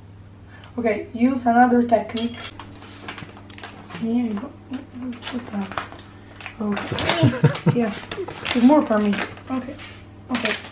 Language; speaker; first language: English; non-native, learner; Italian